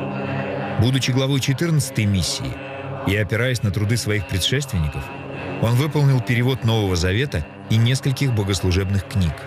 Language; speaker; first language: Russian; native; Russian